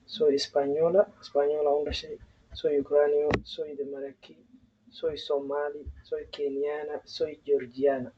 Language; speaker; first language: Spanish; non-native, learner; Somali